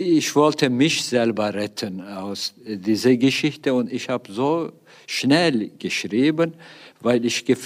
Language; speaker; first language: German; non-native, fluent; Turkish